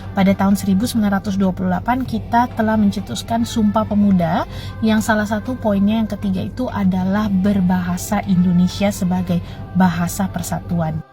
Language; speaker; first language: Indonesian; native; Indonesian